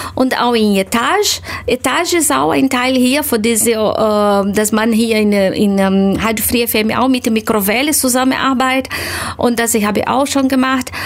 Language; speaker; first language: German; non-native, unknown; Portuguese